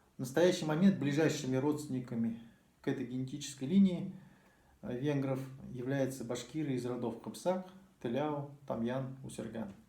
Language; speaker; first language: Russian; native; Russian